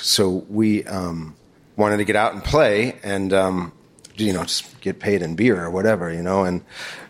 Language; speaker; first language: English; native; English